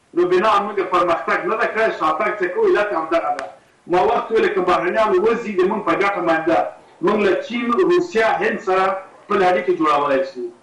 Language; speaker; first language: Pashto; native; Pashto